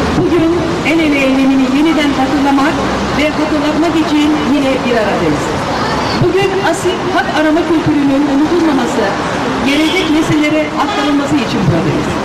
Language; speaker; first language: Turkish; native; Turkish